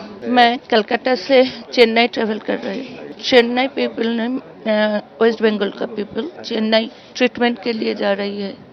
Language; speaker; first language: Hindi; non-native, local second language; Bangla